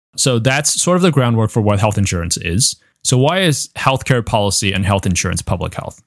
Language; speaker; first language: English; non-native, fluent; Chinese